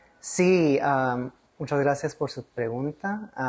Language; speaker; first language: Spanish; early bilingual, heritage; English